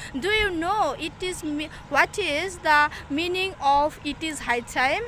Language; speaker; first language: English; non-native, local second language; Bangla